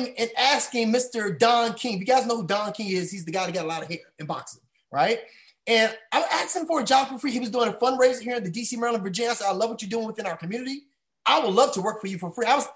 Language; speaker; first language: English; native; English